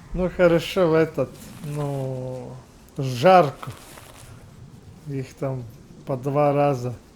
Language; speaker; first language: Russian; non-native, local second language; Latvian